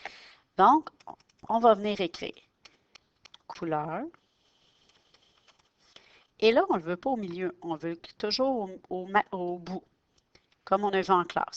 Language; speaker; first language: French; native; French